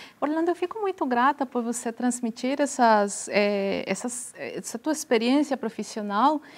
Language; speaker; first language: Portuguese; non-native, fluent; Spanish